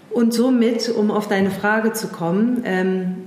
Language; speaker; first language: German; early bilingual, heritage; German